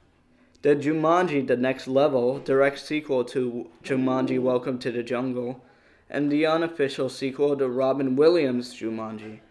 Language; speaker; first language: English; native; English